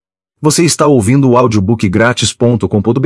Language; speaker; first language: Portuguese; native; Portuguese